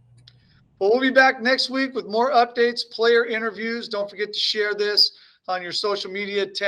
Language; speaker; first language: English; native; English